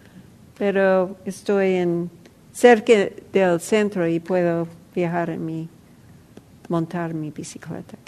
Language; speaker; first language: Spanish; non-native, fluent; English